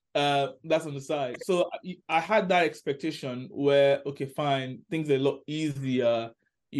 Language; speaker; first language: English; non-native, local second language; Yoruba